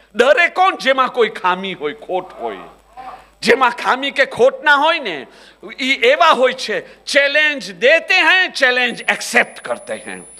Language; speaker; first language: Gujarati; early bilingual, heritage; Gujarati